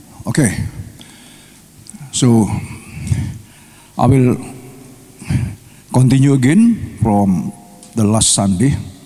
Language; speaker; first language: English; non-native, fluent; Indonesian